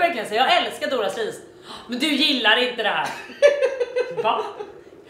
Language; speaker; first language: Swedish; native; Swedish